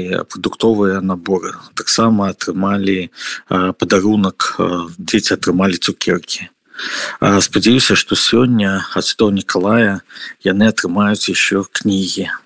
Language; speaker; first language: Belarusian; non-native, local second language; Russian